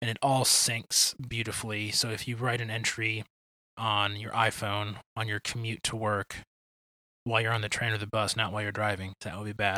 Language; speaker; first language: English; native; English